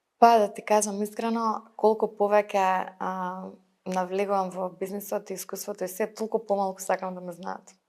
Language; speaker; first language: Macedonian; native; Macedonian